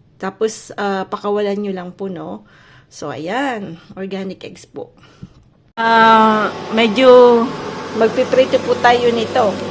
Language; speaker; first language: Filipino; non-native, local second language; Bikol